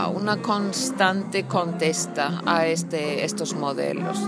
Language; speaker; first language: Spanish; non-native, fluent; Icelandic